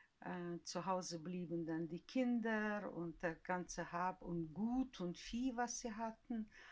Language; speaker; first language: German; early bilingual, heritage; German